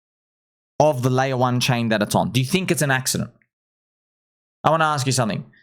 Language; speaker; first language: English; native; English